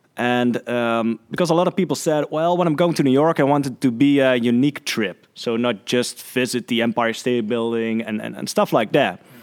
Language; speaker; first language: English; non-native, fluent; Dutch